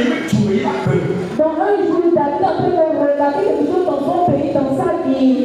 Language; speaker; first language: French; native; French